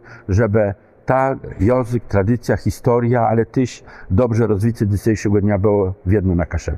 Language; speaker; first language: Polish; non-native, local second language; Kashubian